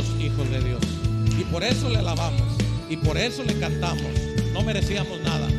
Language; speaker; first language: Spanish; native; Spanish